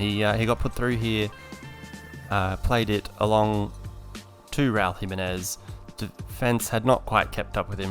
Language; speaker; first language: English; native; English